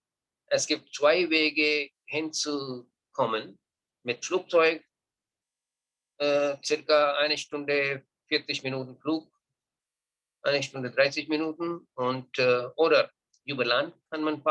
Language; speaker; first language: German; non-native, learner; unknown